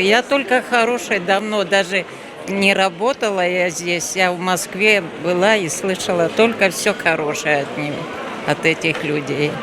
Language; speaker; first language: Russian; non-native, fluent; Armenian